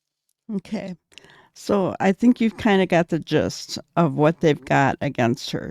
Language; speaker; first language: English; native; English